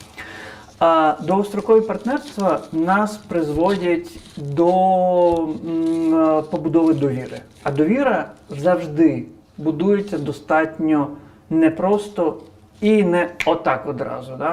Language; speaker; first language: Ukrainian; non-native, fluent; Crimean Tatar